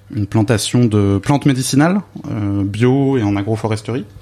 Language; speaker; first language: French; native; French